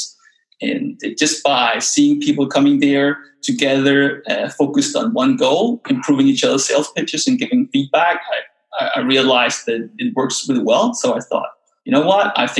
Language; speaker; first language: English; non-native, fluent; Danish